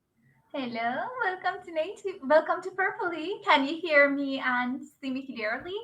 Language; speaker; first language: English; non-native, fluent; Bulgarian